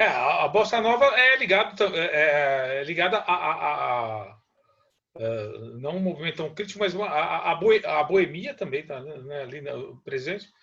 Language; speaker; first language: Portuguese; native; Portuguese